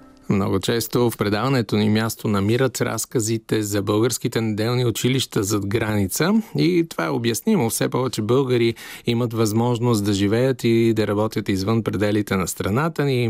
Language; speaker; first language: Bulgarian; native; Bulgarian